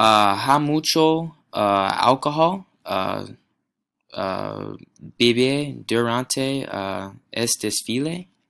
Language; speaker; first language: Spanish; non-native, learner; English